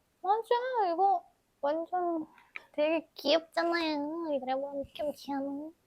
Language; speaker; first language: Korean; native; Korean